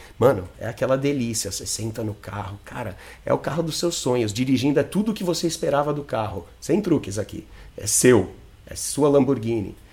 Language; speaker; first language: Portuguese; non-native, fluent; English